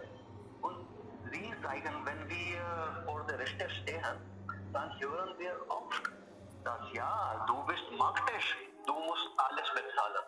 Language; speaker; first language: German; non-native, learner; Hindi